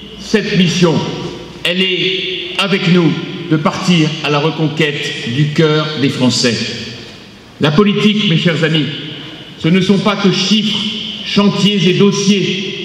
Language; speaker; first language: French; native; French